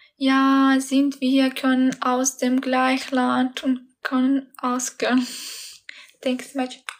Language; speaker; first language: German; non-native, learner; Ukrainian